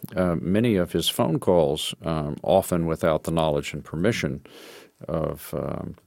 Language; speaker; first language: English; native; English